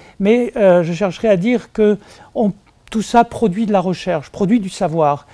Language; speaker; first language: French; native; French